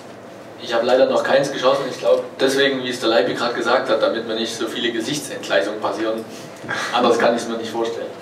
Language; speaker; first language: German; native; German